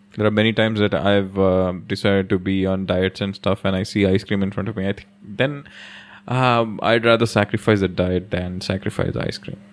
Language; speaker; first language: English; non-native, local second language; Hindi